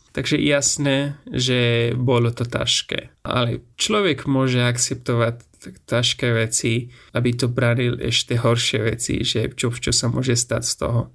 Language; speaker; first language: Slovak; non-native, fluent; Persian